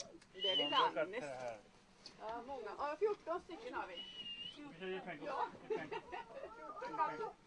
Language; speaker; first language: Swedish; non-native, fluent; Hindi